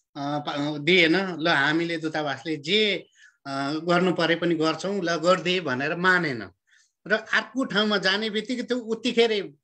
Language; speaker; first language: Nepali; native; Nepali